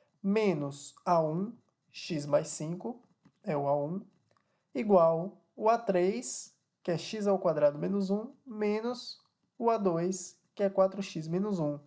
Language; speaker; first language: Portuguese; native; Portuguese